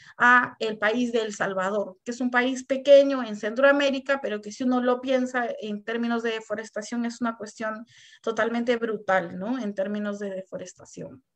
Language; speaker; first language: Spanish; native; Spanish